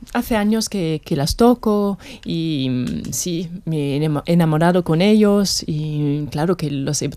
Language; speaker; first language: Spanish; non-native, fluent; German